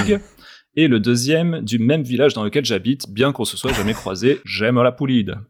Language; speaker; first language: French; native; French